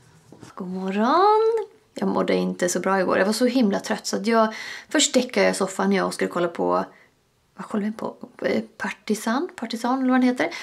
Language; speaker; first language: Swedish; native; Swedish